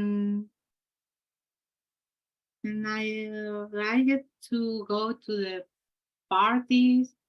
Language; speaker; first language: English; non-native, learner; Spanish